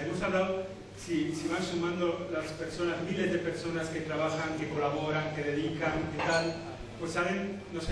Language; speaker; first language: Spanish; native; Spanish